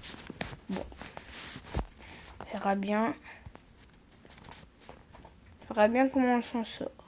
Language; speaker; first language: French; native; French